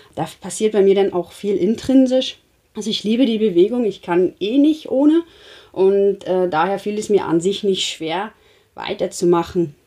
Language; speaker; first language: German; native; German